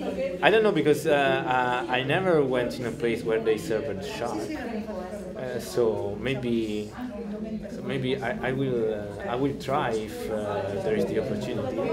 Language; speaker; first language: English; non-native, learner; Italian